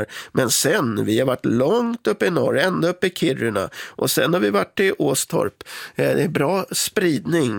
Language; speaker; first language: Swedish; native; Swedish